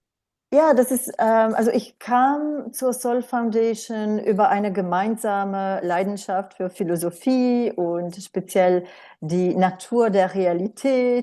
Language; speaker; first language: German; non-native, fluent; Romanian